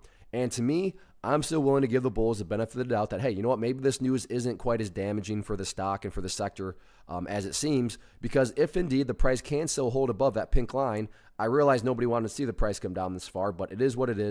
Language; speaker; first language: English; native; English